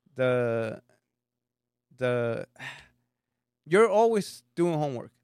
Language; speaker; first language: English; early bilingual, other home language; Spanish